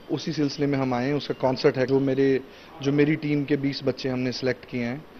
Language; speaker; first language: Hindi; native; Hindi